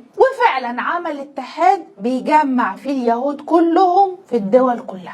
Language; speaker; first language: Arabic; native; Arabic